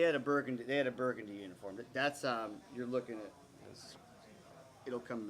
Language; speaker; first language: English; native; English